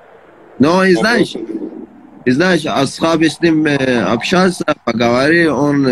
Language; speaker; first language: Russian; non-native, learner; Persian